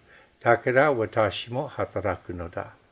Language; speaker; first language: Japanese; non-native, fluent; English